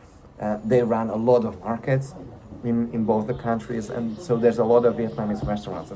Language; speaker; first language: English; non-native, fluent; Slovak